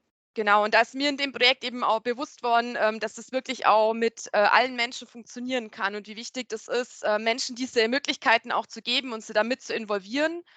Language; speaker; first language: German; native; German